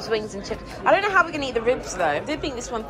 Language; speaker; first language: English; native; English